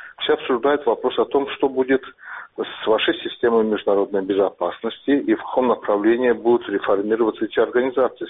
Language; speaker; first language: Russian; non-native, local second language; Azerbaijani